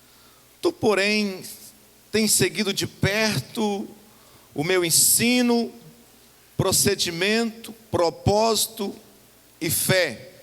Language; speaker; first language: Portuguese; native; Portuguese